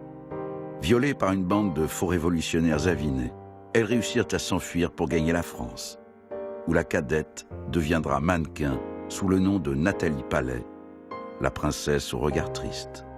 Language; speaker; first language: French; native; French